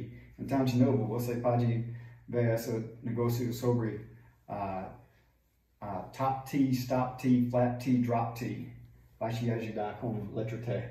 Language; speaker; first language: Portuguese; non-native, fluent; English